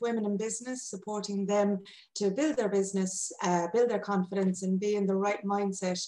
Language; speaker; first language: English; native; English